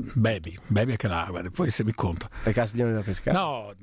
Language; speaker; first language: Portuguese; non-native, fluent; Italian